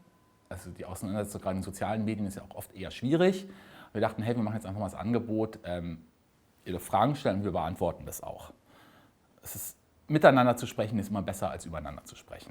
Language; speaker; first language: German; native; German